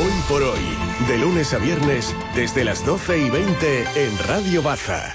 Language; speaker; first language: Spanish; native; Spanish